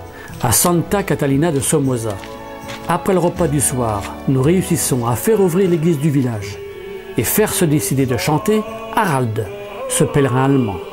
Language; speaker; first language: French; native; French